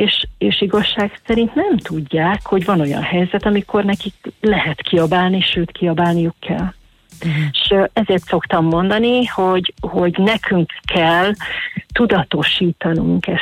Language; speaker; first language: Hungarian; native; Hungarian